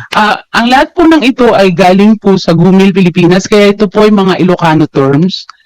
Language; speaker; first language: Filipino; native; Filipino